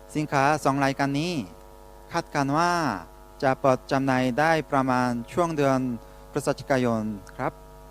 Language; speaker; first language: Thai; non-native, fluent; Korean